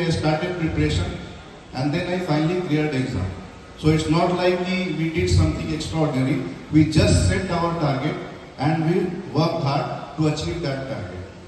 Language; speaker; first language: English; non-native, local second language; Hindi